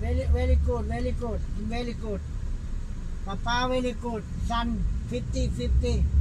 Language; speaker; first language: English; non-native, learner; Thai